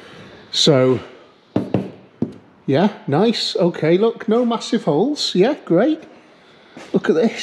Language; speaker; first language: English; native; English